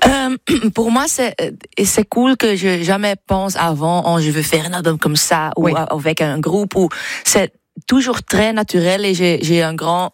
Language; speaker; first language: French; non-native, learner; English